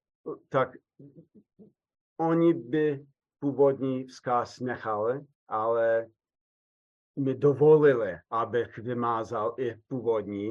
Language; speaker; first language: Czech; non-native, fluent; English